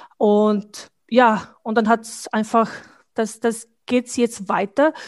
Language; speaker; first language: German; non-native, fluent; Bosnian